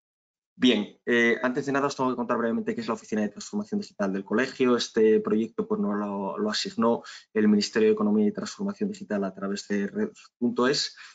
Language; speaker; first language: Spanish; native; Spanish